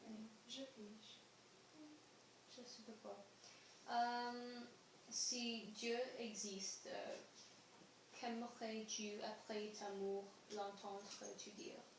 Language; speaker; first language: French; non-native, learner; English